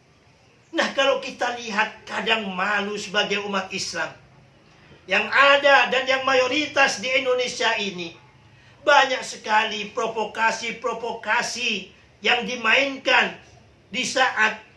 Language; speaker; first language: Indonesian; native; Indonesian